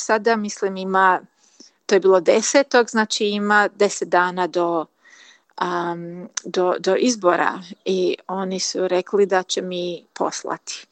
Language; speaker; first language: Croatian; early bilingual, heritage; Croatian